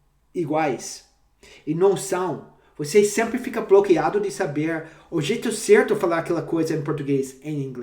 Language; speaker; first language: Portuguese; non-native, fluent; English